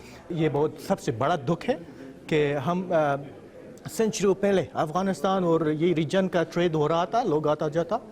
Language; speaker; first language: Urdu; non-native, fluent; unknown